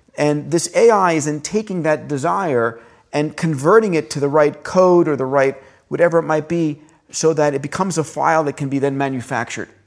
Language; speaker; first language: English; early bilingual, other home language; Greek